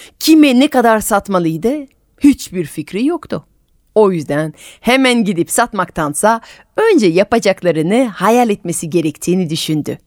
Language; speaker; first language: Turkish; non-native, fluent; French